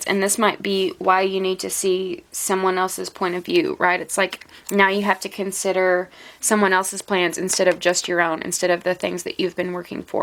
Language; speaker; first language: English; native; English